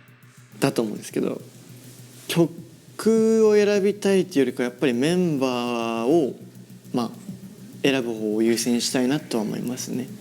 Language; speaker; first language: Japanese; native; Japanese